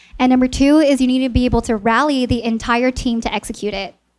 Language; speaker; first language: English; early bilingual, other home language; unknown